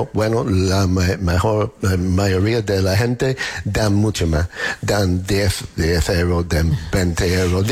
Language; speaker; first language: Spanish; non-native, learner; English